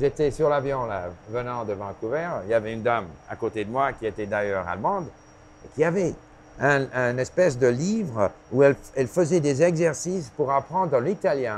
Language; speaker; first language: French; non-native, local second language; English